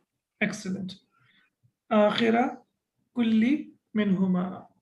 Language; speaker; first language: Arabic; non-native, fluent; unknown